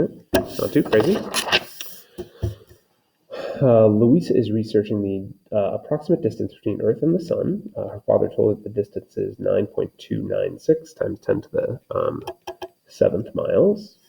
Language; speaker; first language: English; native; English